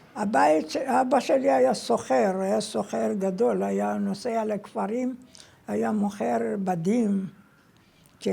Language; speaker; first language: Hebrew; non-native, fluent; Persian